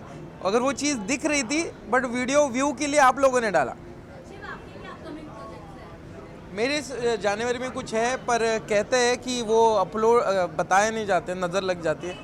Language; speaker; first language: Hindi; native; Hindi